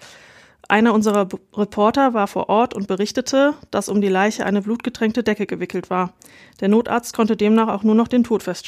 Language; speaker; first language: German; native; German